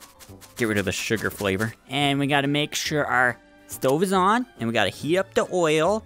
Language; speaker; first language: English; native; English